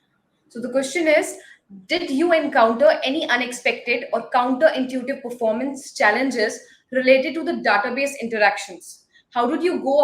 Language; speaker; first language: English; non-native, local second language; Hindi